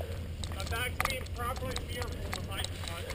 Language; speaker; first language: English; native; English